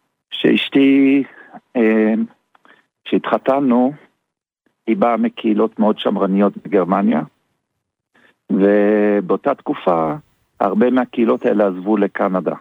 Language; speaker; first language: Hebrew; early bilingual, other home language; German